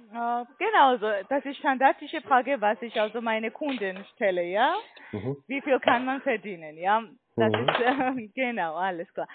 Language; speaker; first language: German; non-native, learner; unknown